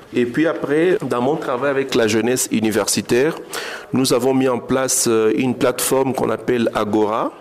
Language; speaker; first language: French; non-native, local second language; Swahili